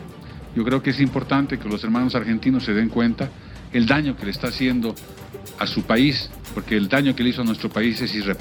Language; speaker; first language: Spanish; native; Spanish